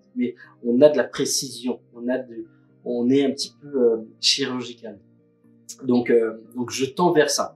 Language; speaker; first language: French; native; French